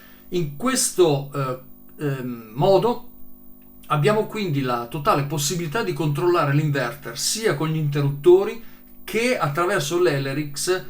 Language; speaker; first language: Italian; native; Italian